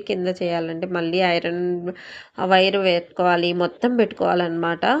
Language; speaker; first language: Telugu; non-native, local second language; Urdu